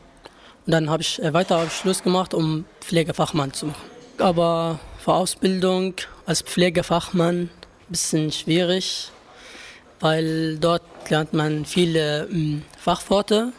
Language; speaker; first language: German; non-native, learner; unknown